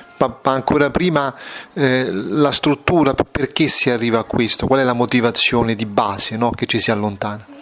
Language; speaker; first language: Italian; native; Italian